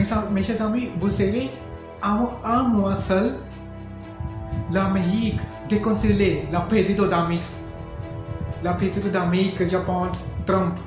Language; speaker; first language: French; non-native, learner; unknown